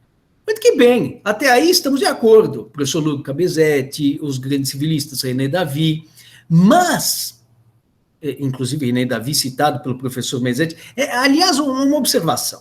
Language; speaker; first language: Portuguese; native; Portuguese